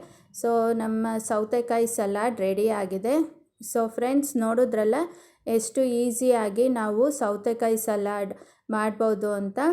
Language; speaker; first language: Kannada; native; Kannada